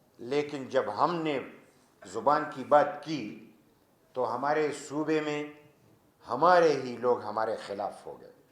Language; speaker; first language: Urdu; non-native, local second language; Pashto